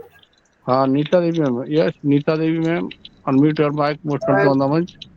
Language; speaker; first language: Hindi; native; Hindi